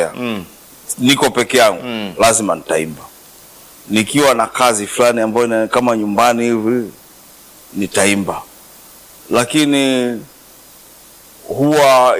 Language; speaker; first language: Swahili; native; Swahili